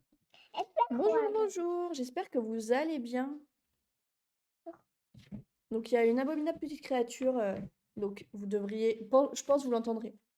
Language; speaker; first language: French; native; French